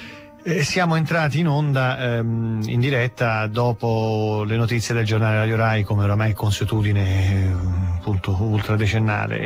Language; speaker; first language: Italian; native; Italian